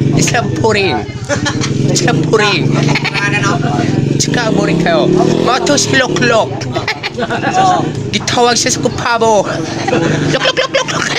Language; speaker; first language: Cebuano; non-native, learner; Korean